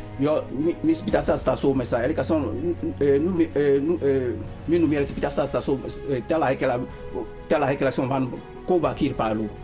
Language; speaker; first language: Finnish; non-native, learner; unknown